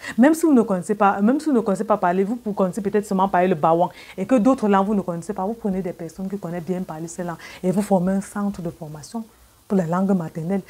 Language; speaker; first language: French; native; French